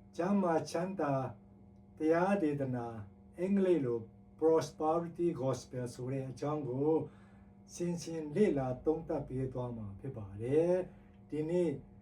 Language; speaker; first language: Burmese; non-native, local second language; Tedim Chin